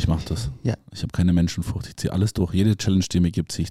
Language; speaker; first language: German; native; German